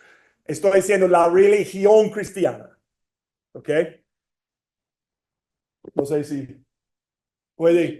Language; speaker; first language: Spanish; non-native, fluent; English